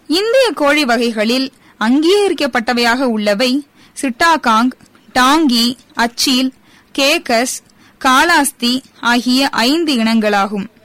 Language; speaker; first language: Tamil; native; Tamil